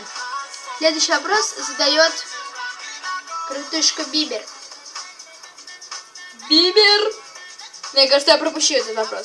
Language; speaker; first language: Russian; native; Russian